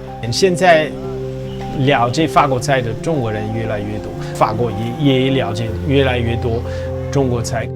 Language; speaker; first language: Chinese; non-native, fluent; French